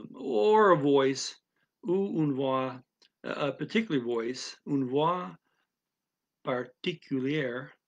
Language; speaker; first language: French; non-native, learner; English